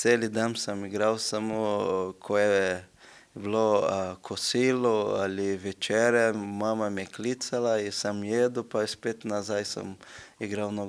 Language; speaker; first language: Slovenian; non-native, learner; Portuguese